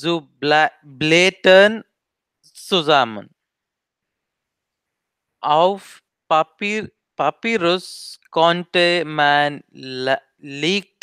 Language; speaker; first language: German; non-native, learner; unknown